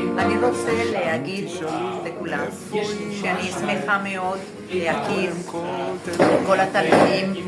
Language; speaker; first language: Hebrew; non-native, learner; Spanish